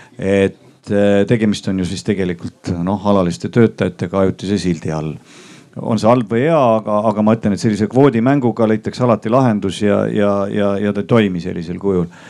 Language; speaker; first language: Estonian; native; Estonian